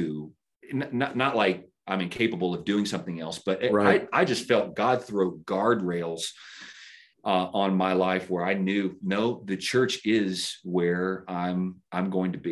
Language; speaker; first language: English; native; English